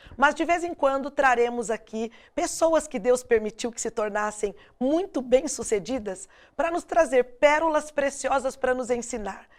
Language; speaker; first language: Portuguese; native; Portuguese